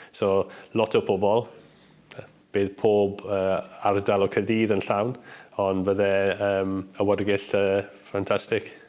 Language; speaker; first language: Welsh; non-native, local second language; English